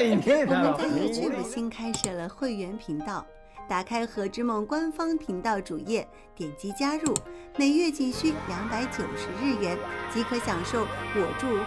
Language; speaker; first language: Chinese; native; Chinese